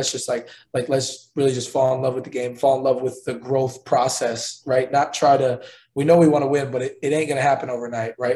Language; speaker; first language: English; native; English